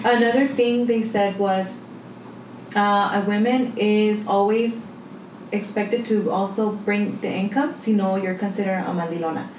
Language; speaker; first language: English; early bilingual, other home language; Spanish